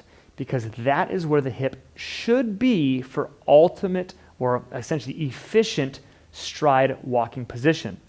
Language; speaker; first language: English; native; English